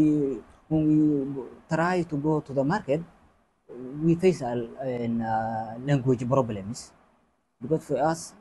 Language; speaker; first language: English; non-native, fluent; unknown